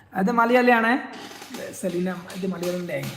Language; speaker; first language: Malayalam; non-native, learner; Bangla